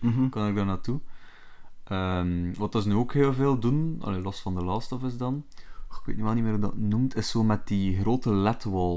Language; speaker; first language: Dutch; native; Dutch